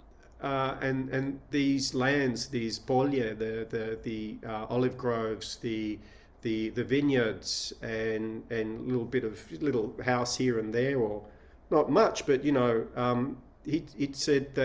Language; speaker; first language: English; native; English